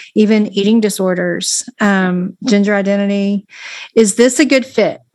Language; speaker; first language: English; native; English